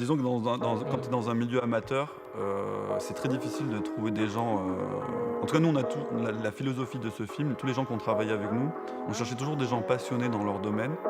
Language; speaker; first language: French; native; French